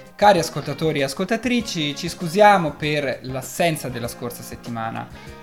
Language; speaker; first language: Italian; native; Italian